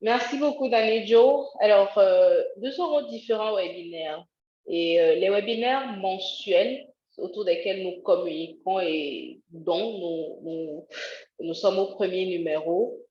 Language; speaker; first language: French; native; French